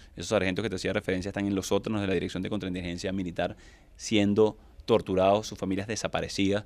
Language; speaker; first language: Spanish; native; Spanish